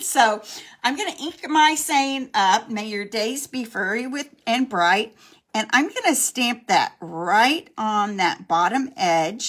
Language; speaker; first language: English; native; English